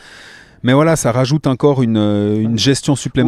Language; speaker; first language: French; native; French